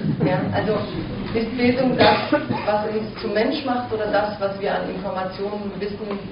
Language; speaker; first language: German; early bilingual, other home language; Turkish